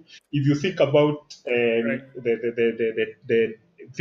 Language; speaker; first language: English; non-native, local second language; Kikuyu